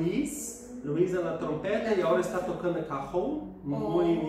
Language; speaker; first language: Spanish; non-native, fluent; Portuguese